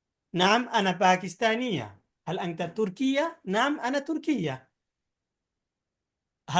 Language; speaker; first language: Arabic; non-native, fluent; Bangla